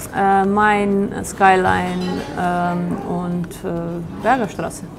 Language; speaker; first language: German; non-native, fluent; Slovenian